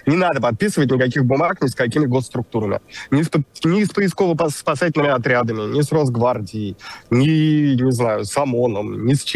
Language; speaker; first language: Russian; native; Russian